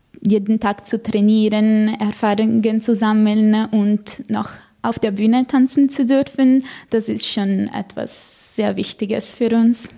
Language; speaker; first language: German; non-native, fluent; Italian